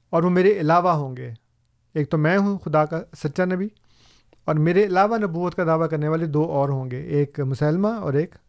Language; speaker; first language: Urdu; native; Urdu